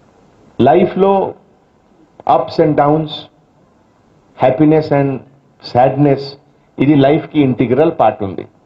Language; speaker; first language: Telugu; non-native, fluent; Hindi